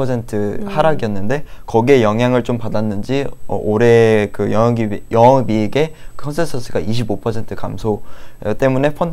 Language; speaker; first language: Korean; native; Korean